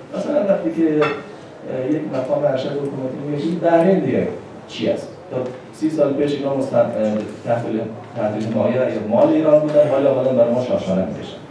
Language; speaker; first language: Persian; native; Persian